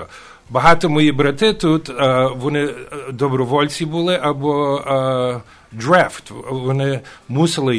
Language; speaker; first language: Ukrainian; early bilingual, heritage; Ukrainian